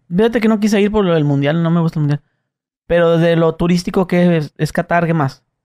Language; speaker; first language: Spanish; native; Spanish